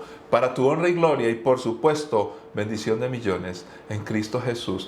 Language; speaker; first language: Spanish; native; Spanish